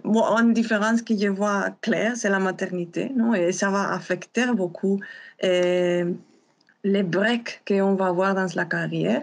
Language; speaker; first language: French; non-native, fluent; Spanish